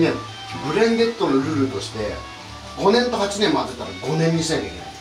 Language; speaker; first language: Japanese; native; Japanese